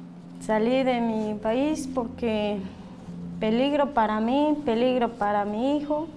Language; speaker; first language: Spanish; non-native, local second language; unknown